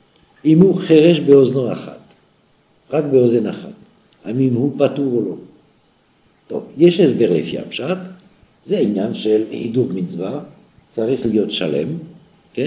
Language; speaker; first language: Hebrew; non-native, fluent; French